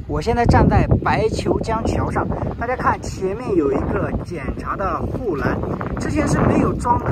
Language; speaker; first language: Chinese; native; Chinese